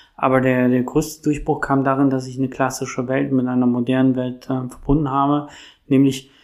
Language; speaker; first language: German; native; German